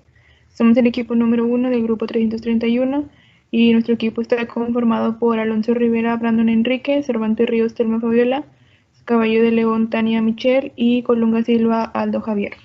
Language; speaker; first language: Spanish; native; Spanish